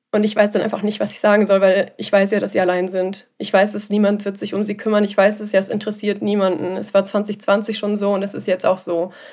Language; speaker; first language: German; native; German